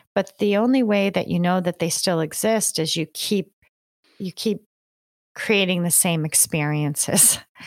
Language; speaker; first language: English; native; English